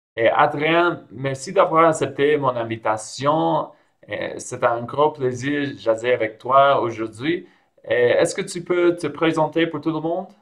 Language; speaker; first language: French; non-native, fluent; English